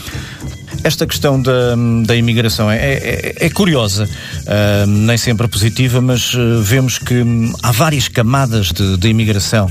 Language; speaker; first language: Portuguese; native; Portuguese